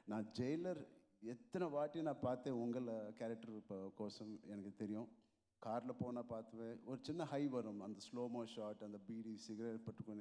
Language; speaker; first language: Tamil; non-native, local second language; Telugu